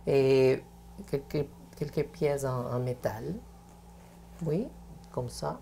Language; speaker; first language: French; non-native, fluent; Spanish